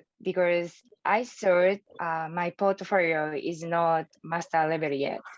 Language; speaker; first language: English; non-native, learner; Japanese